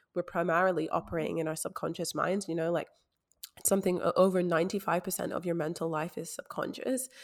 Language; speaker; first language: English; native; English